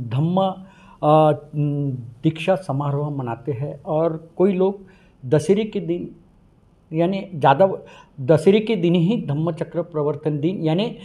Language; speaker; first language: Hindi; non-native, local second language; Marathi